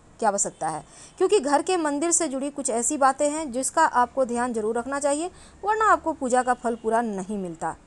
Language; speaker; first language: Hindi; native; Hindi